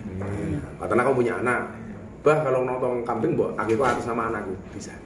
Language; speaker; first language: Indonesian; native; Indonesian